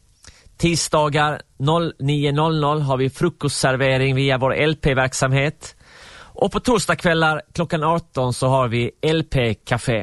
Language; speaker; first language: Swedish; native; Swedish